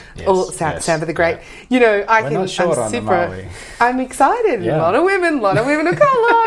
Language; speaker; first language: English; native; English